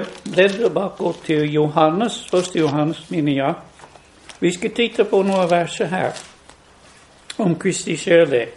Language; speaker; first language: Swedish; non-native, fluent; English